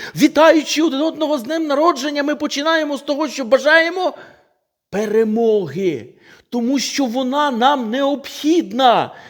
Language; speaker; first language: Ukrainian; non-native, local second language; Russian